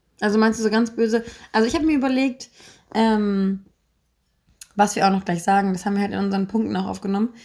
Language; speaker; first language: German; native; German